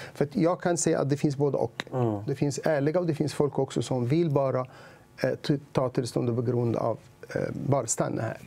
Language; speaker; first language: Swedish; non-native, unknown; Arabic